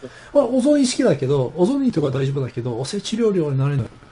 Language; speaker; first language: Japanese; non-native, fluent; English